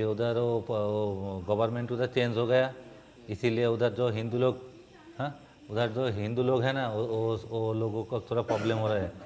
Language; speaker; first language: Hindi; non-native, learner; Bangla